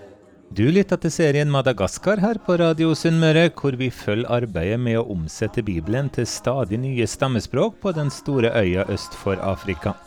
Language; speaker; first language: Norwegian; native; Norwegian